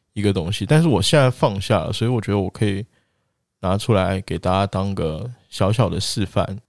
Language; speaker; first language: Chinese; non-native, local second language; Wu Chinese